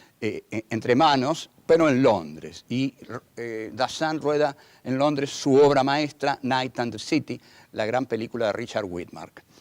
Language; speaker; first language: Spanish; native; Spanish